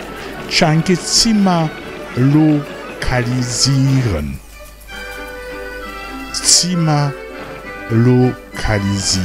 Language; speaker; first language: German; non-native, learner; Rundi